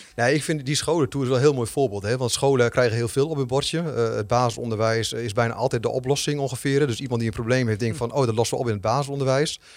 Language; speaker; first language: Dutch; native; Dutch